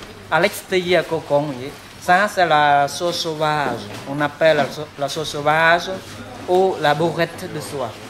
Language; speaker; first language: French; non-native, fluent; Khmer